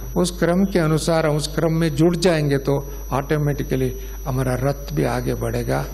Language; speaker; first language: Hindi; non-native, local second language; Kannada